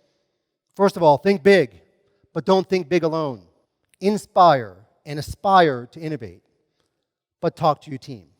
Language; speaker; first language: English; native; English